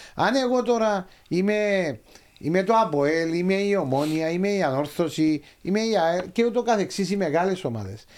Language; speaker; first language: Greek; native; Greek